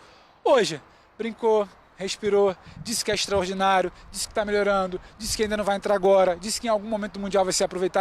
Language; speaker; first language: Portuguese; native; Portuguese